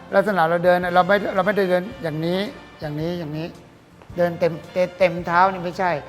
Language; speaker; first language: Thai; native; Thai